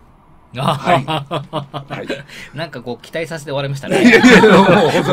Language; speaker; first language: Japanese; native; Japanese